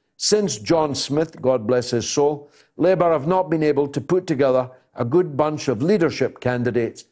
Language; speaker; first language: English; native; English